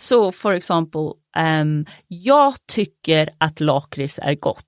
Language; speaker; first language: Swedish; native; Swedish